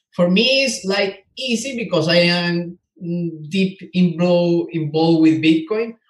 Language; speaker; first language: English; non-native, learner; Spanish